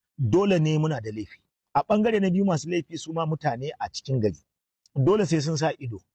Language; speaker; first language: Hausa; native; Hausa